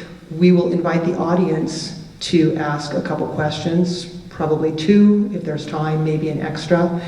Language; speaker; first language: English; native; English